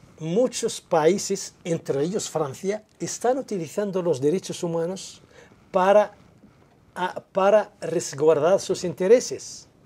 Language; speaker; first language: Spanish; non-native, local second language; Arabic